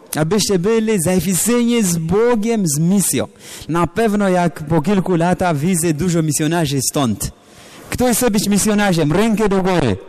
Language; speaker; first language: Polish; non-native, learner; Amharic